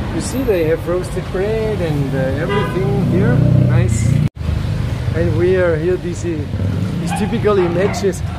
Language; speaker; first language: English; non-native, fluent; German